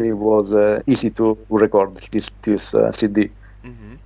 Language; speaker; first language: English; non-native, learner; Italian